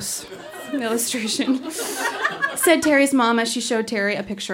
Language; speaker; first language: English; native; English